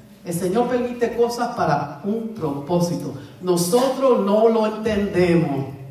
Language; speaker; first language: Spanish; native; Spanish